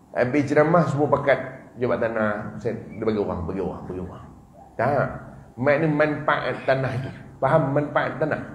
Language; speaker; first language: Malay; native; Malay